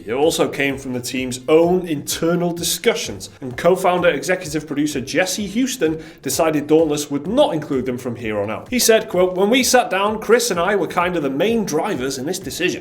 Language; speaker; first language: English; native; English